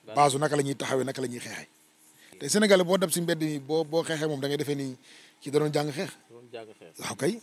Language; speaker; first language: Wolof; native; Wolof